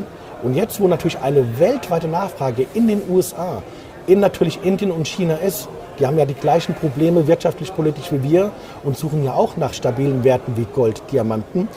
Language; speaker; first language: German; native; German